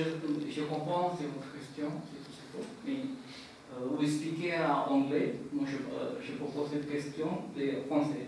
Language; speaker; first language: French; non-native, learner; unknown